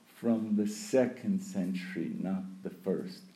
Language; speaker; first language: English; early bilingual, other home language; Ukrainian